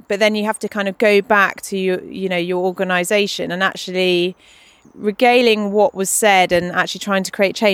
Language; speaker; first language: English; native; English